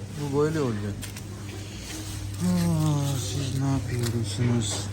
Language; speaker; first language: Turkish; non-native, learner; Urdu